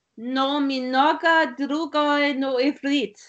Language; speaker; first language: Russian; non-native, learner; German